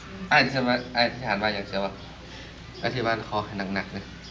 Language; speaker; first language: Thai; non-native, local second language; Northeastern Thai